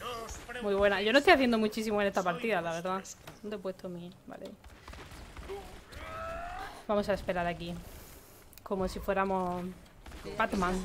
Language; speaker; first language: Spanish; native; Spanish